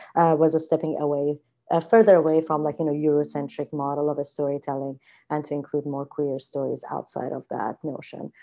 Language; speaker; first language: English; non-native, fluent; Persian